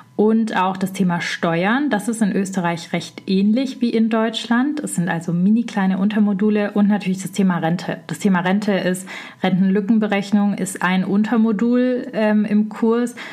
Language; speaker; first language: German; native; German